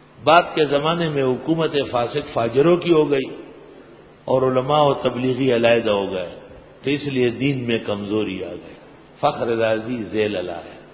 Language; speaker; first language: Urdu; non-native, local second language; Pashto